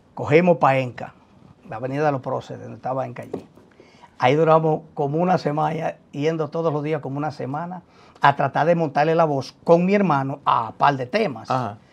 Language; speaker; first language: Spanish; native; Spanish